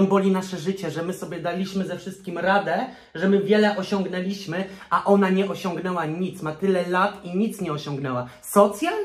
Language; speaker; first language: Polish; native; Polish